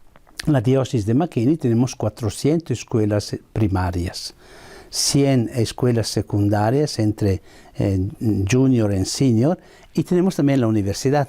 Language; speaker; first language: Spanish; non-native, fluent; Italian